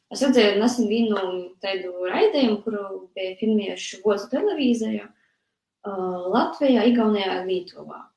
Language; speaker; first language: Latvian; native; Latvian